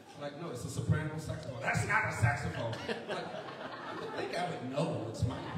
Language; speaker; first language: English; native; English